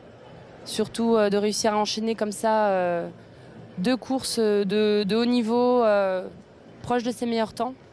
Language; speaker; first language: French; native; French